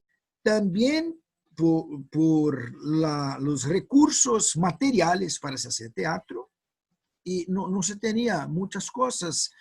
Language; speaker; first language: Spanish; non-native, fluent; Portuguese